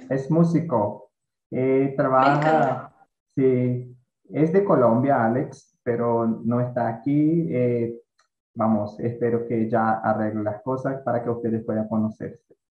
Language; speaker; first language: Spanish; non-native, fluent; Portuguese